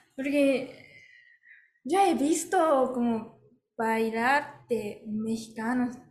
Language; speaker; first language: Spanish; non-native, fluent; Japanese